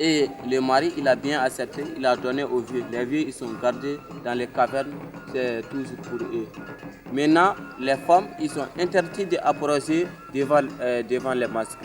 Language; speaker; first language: French; non-native, learner; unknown